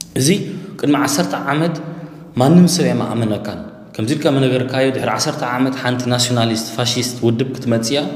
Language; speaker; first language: Tigrinya; early bilingual, heritage; Tigrinya